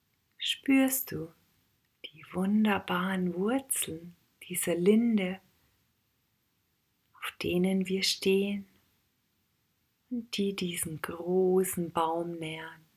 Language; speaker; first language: German; native; German